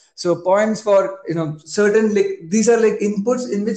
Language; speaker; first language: English; non-native, local second language; Malayalam